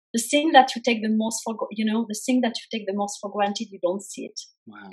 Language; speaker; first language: English; non-native, fluent; French